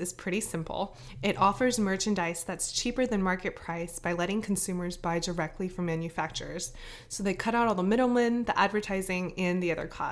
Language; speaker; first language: English; native; English